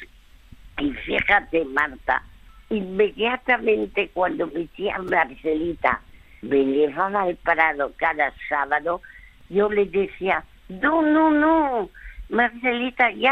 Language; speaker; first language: Spanish; early bilingual, other home language; French